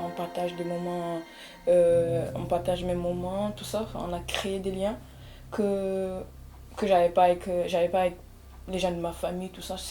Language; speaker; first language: French; early bilingual, other home language; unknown